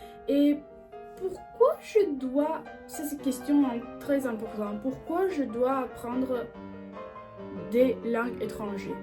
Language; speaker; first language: French; non-native, learner; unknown